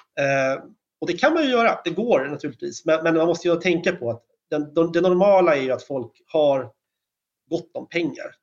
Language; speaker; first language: Swedish; native; Swedish